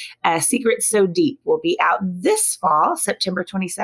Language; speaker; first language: English; native; English